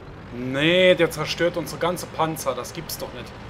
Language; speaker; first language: German; native; German